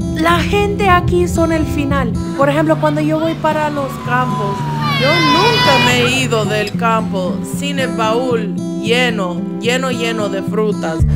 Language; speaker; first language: Spanish; non-native, fluent; English